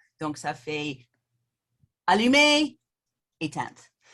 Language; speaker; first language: French; non-native, fluent; English